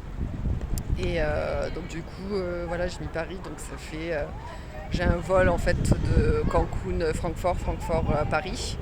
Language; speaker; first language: French; native; French